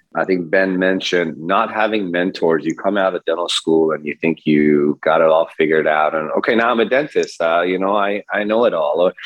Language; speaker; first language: English; early bilingual, other home language; Persian